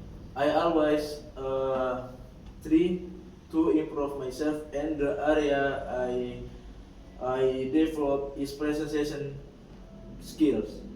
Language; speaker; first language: English; non-native, learner; Indonesian